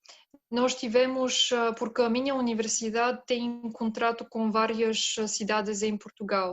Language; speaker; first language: Portuguese; non-native, fluent; Bulgarian